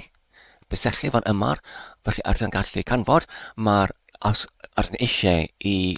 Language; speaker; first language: Welsh; non-native, learner; English